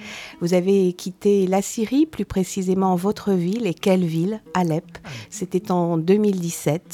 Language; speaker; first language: French; native; French